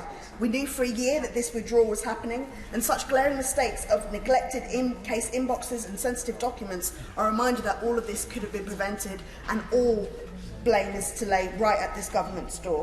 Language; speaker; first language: English; native; English